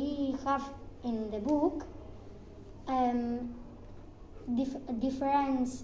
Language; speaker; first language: English; non-native, learner; Catalan